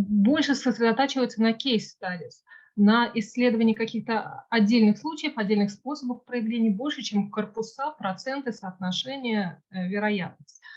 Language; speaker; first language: Russian; native; Russian